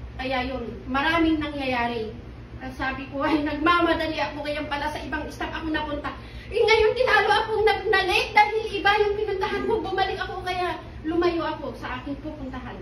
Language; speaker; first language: Filipino; non-native, local second language; Iloko